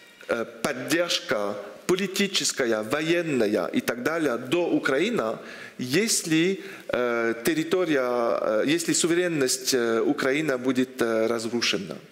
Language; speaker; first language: Russian; non-native, fluent; French